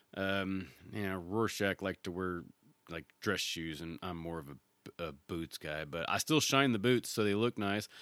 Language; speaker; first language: English; native; English